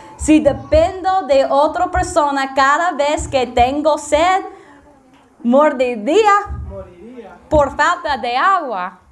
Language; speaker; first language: Spanish; non-native, learner; English